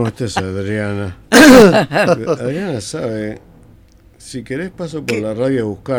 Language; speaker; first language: Spanish; native; Spanish